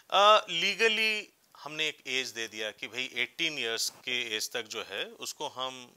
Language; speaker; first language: Hindi; native; Hindi